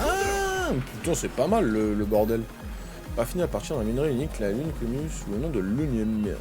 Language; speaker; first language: French; native; French